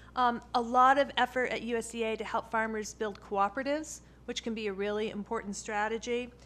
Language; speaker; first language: English; native; English